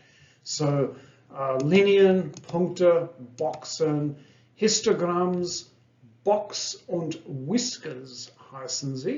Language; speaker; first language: German; non-native, fluent; English